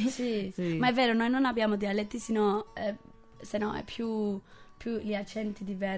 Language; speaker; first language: Italian; non-native, fluent; English